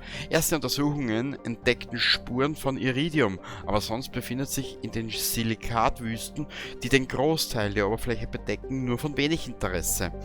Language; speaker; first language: German; native; German